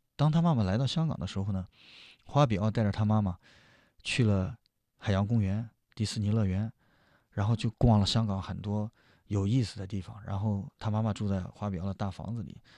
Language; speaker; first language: Chinese; native; Chinese